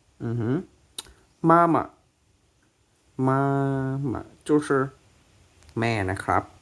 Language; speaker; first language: Chinese; non-native, fluent; Thai